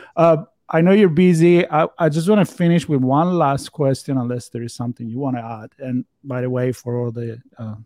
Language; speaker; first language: English; non-native, fluent; Italian